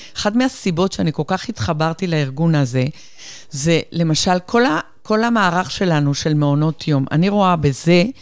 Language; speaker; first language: Hebrew; non-native, fluent; Spanish